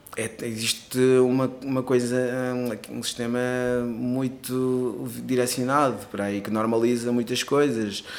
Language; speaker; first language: Portuguese; non-native, local second language; Kabuverdianu